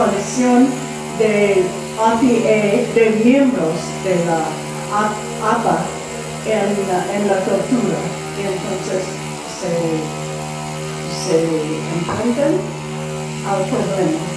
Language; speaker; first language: Spanish; non-native, fluent; English